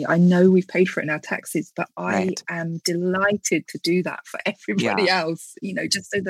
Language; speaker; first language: English; native; English